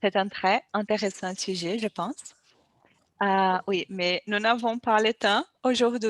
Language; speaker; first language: French; non-native, learner; Portuguese